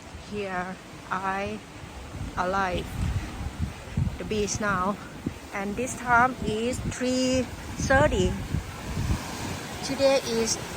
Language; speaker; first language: English; non-native, learner; Thai